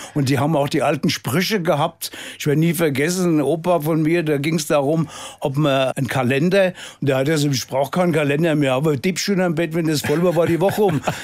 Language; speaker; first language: German; native; German